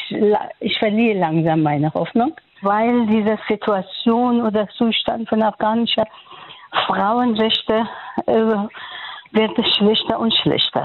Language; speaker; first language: German; non-native, learner; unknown